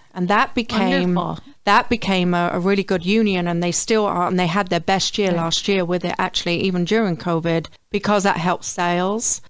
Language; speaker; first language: English; native; English